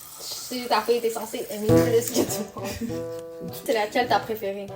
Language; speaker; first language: French; native; French